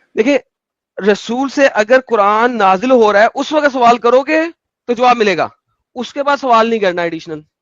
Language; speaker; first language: Urdu; native; Urdu